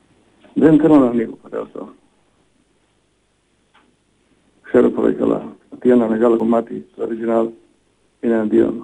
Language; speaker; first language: Greek; non-native, fluent; Bosnian